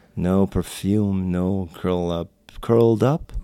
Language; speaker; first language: English; non-native, fluent; Arabic